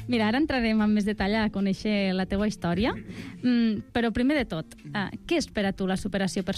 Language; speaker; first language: Catalan; native; Catalan